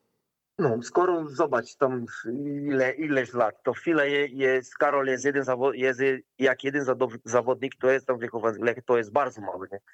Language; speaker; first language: Polish; non-native, learner; Portuguese